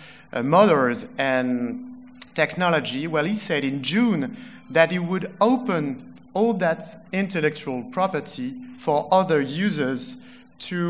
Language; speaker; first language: English; non-native, fluent; French